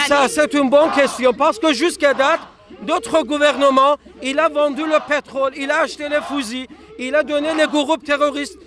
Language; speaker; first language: French; non-native, fluent; Persian